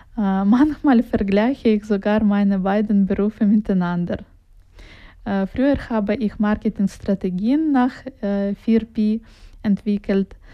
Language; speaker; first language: German; non-native, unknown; Russian